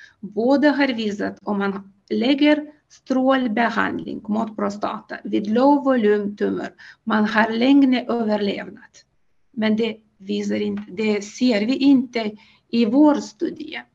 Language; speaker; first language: Swedish; non-native, fluent; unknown